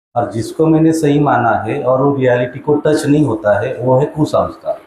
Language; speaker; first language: Hindi; non-native, local second language; Marathi